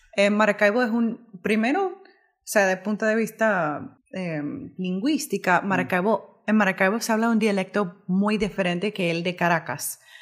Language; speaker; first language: Spanish; early bilingual, heritage; Spanish